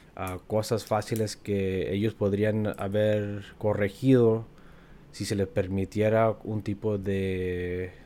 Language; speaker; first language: Spanish; early bilingual, heritage; Spanish